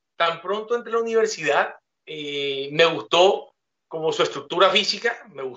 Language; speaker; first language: Spanish; native; Spanish